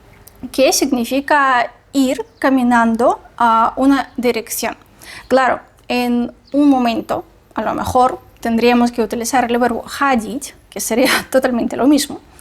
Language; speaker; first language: Spanish; non-native, fluent; Russian